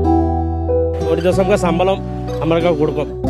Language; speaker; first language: Malayalam; non-native, learner; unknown